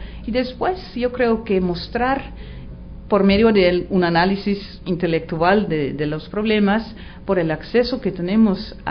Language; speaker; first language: Spanish; non-native, fluent; Dutch